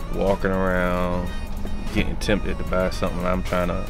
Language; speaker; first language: English; native; English